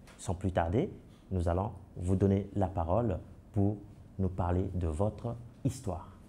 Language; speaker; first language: French; non-native, local second language; Wolof